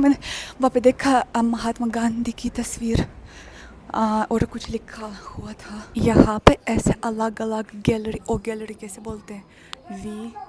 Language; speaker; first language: Hindi; non-native, learner; Russian